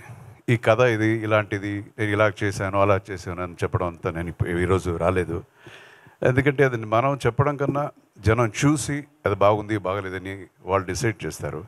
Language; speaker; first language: Telugu; non-native, local second language; Kannada